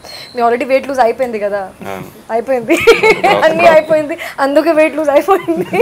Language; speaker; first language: Telugu; non-native, learner; Hindi